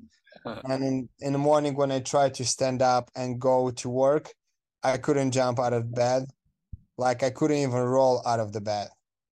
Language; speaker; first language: English; non-native, fluent; Romanian